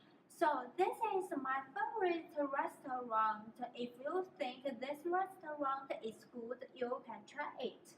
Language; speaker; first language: English; non-native, learner; Chinese